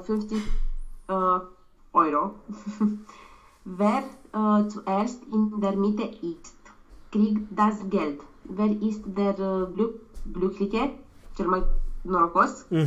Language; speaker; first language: German; non-native, learner; Romanian